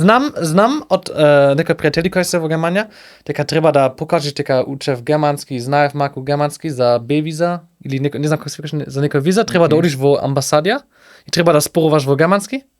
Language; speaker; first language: Macedonian; non-native, learner; German